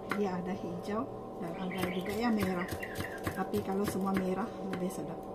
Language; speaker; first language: Malay; non-native, local second language; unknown